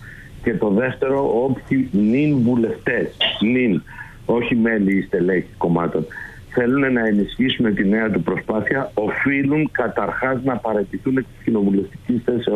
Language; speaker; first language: Greek; native; Greek